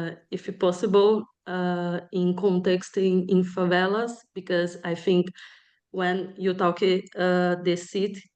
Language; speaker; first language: English; non-native, learner; Portuguese